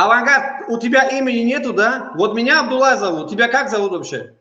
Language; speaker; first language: Russian; non-native, local second language; Tajik